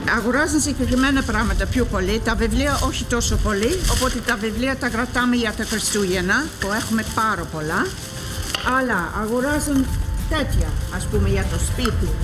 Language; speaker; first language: Greek; non-native, fluent; English